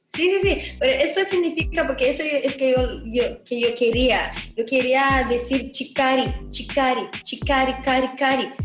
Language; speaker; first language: Spanish; non-native, fluent; Romanian